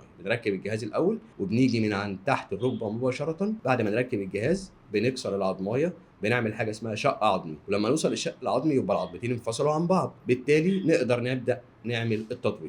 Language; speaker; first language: Arabic; native; Arabic